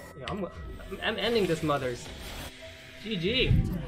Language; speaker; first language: English; native; English